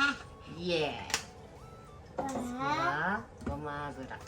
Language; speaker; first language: Japanese; native; Japanese